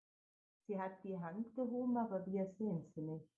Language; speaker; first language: German; non-native, fluent; Spanish